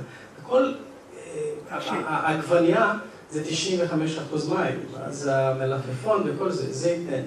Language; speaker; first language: Hebrew; non-native, fluent; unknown